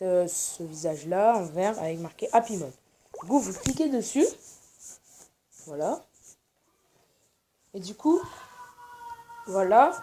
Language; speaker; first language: French; native; French